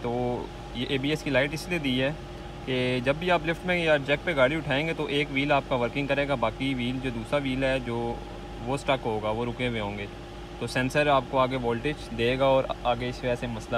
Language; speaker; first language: Urdu; native; Urdu